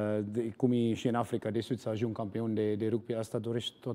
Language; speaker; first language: Romanian; non-native, learner; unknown